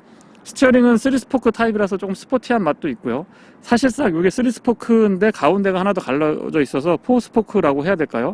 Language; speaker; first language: Korean; native; Korean